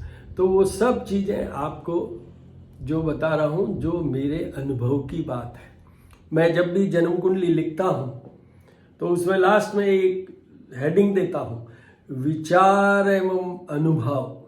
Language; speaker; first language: Hindi; native; Hindi